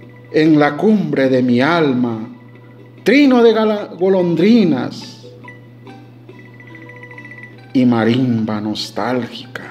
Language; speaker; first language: Spanish; native; Spanish